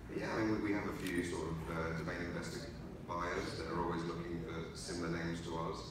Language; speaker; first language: English; native; English